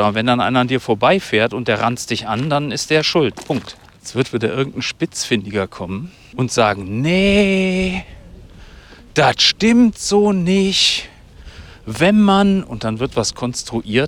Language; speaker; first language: German; native; German